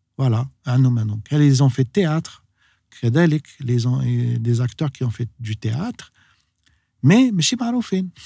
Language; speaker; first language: French; non-native, local second language; Arabic